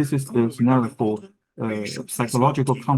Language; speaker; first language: English; non-native, fluent; Chinese